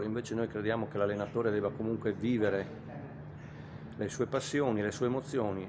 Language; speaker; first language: Italian; native; Italian